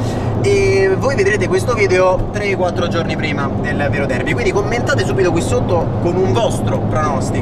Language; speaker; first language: Italian; native; Italian